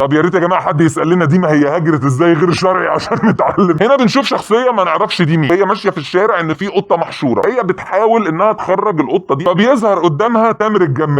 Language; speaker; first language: Arabic; native; Arabic